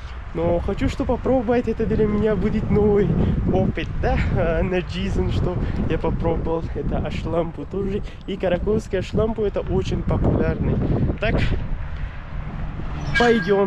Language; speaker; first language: Russian; non-native, learner; Urdu